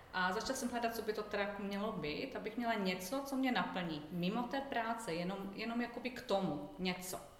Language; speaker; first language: Czech; native; Czech